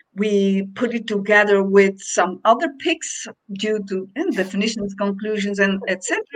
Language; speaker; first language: English; non-native, fluent; Dutch